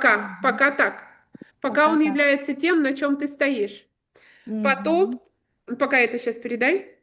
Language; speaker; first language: Russian; native; Russian